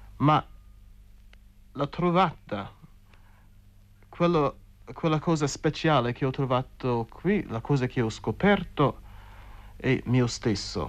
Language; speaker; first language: Italian; non-native, fluent; English